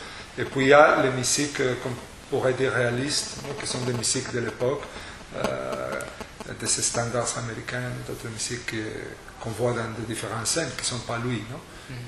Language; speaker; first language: French; non-native, fluent; Spanish